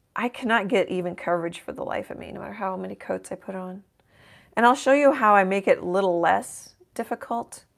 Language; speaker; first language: English; native; English